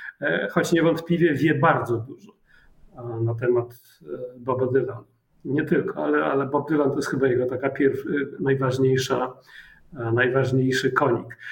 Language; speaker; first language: Polish; native; Polish